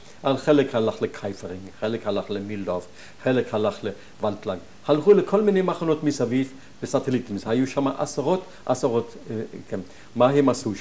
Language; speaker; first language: Hebrew; non-native, fluent; German